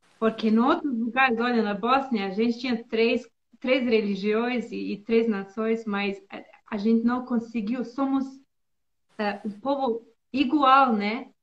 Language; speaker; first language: Portuguese; non-native, learner; Bosnian